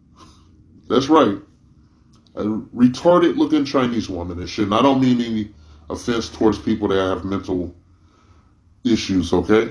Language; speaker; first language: English; native; English